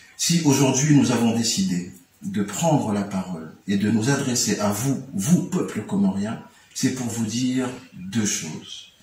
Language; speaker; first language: French; non-native, local second language; Comorian